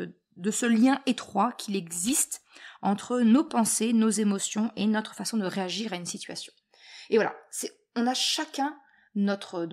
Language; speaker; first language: French; native; French